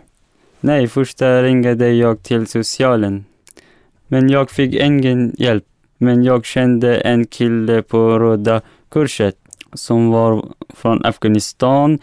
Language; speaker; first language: Swedish; non-native, learner; Persian